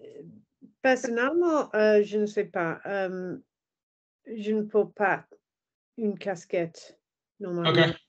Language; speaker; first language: French; non-native, learner; English